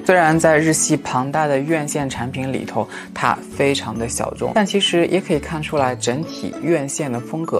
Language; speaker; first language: Chinese; native; Chinese